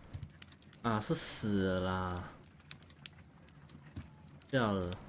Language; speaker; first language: Chinese; native; Chinese